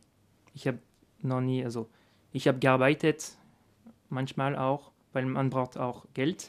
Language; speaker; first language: German; non-native, learner; French